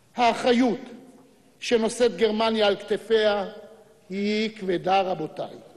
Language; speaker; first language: Hebrew; native; Hebrew